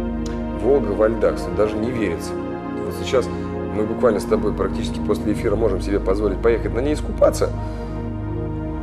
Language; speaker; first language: Russian; native; Russian